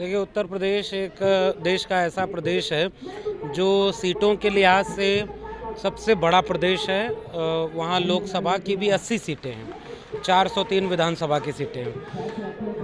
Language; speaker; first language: Hindi; native; Hindi